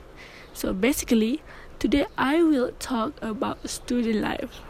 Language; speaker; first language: English; non-native, learner; Malay